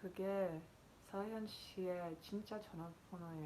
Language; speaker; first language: Korean; non-native, learner; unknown